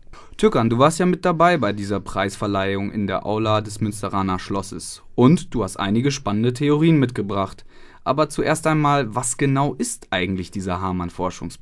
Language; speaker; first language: German; native; German